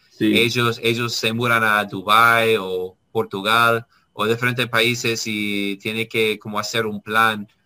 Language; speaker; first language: Spanish; non-native, learner; English